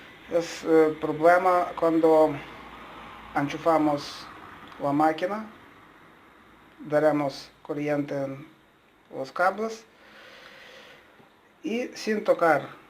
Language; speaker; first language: Spanish; non-native, learner; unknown